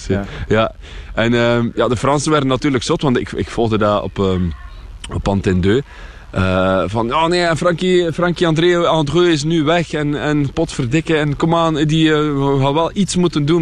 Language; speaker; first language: Dutch; native; Dutch